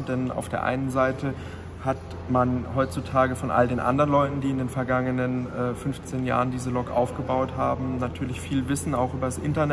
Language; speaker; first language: German; native; German